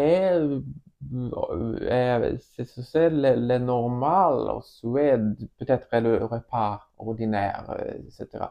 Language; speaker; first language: French; non-native, learner; Swedish